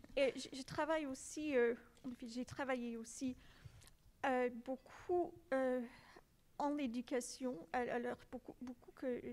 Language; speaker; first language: French; non-native, local second language; English